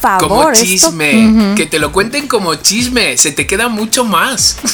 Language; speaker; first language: Spanish; native; Spanish